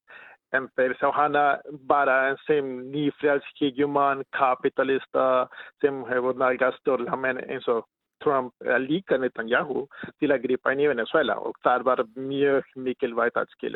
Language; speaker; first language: Icelandic; non-native, learner; Spanish